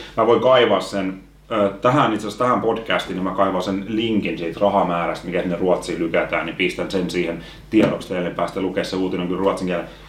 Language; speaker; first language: Finnish; native; Finnish